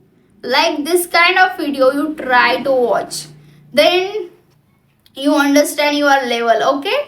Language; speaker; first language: English; non-native, local second language; Hindi